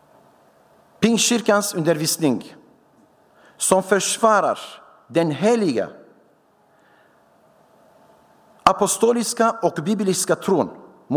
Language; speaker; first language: Swedish; non-native, fluent; Syriac